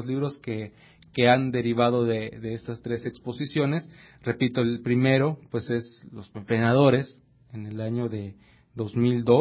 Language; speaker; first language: Spanish; native; Spanish